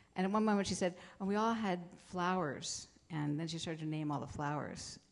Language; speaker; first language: English; native; English